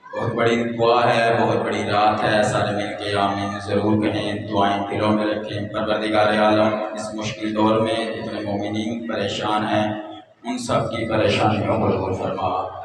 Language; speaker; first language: Urdu; non-native, local second language; Punjabi